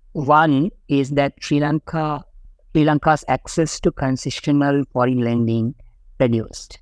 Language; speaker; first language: English; non-native, local second language; Sinhala